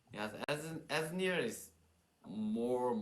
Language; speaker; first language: English; non-native, learner; Korean